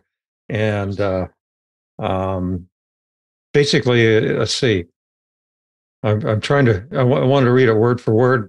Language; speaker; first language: English; native; English